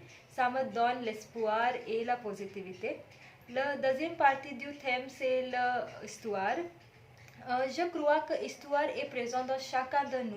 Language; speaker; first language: French; non-native, fluent; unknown